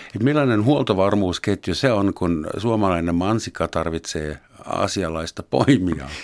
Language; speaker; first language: Finnish; non-native, fluent; German